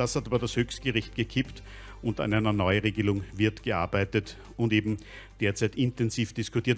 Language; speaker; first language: German; native; German